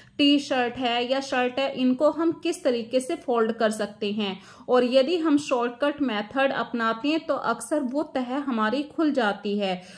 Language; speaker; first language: Hindi; native; Hindi